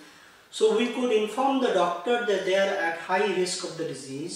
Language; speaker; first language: English; non-native, local second language; Bangla